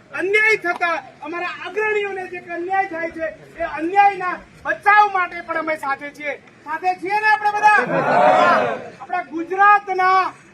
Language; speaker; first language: Gujarati; non-native, local second language; Bhili